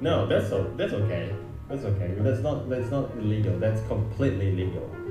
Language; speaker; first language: English; non-native, fluent; Indonesian